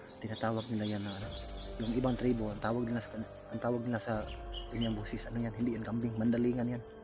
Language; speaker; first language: Filipino; non-native, local second language; Cebuano